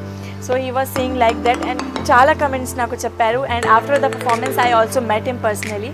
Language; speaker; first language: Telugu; non-native, local second language; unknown